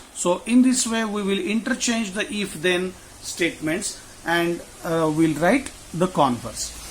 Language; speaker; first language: English; non-native, local second language; Marathi